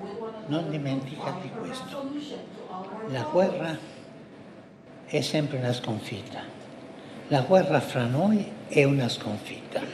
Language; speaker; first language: Italian; early bilingual, heritage; Spanish